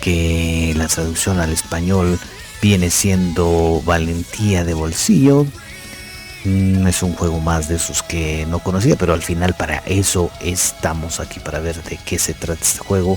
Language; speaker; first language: Spanish; native; Spanish